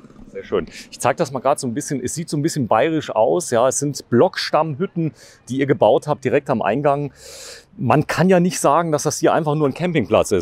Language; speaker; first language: German; native; German